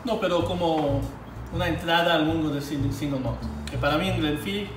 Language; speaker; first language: Spanish; non-native, fluent; Hebrew